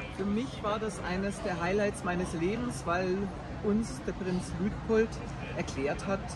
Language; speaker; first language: German; native; German